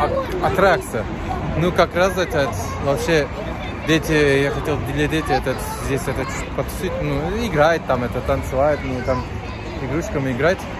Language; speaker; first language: Russian; non-native, learner; Turkish